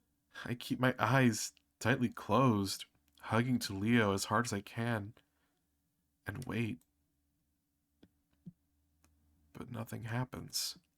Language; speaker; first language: English; native; English